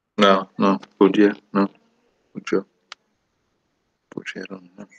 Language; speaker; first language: Spanish; non-native, fluent; English